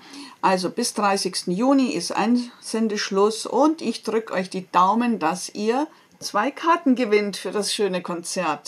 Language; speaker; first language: German; native; German